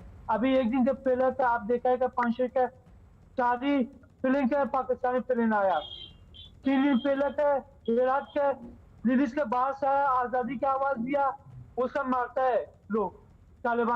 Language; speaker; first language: Hindi; non-native, learner; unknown